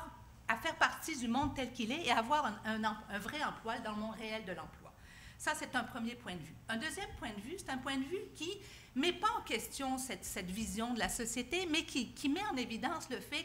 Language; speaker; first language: French; native; French